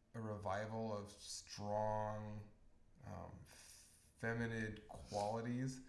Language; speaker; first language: English; native; English